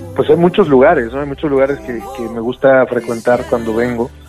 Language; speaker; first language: Spanish; native; Spanish